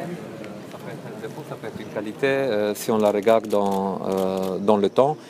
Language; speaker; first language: French; non-native, fluent; Romanian